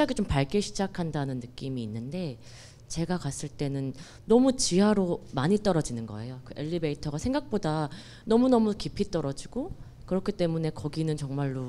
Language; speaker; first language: Korean; native; Korean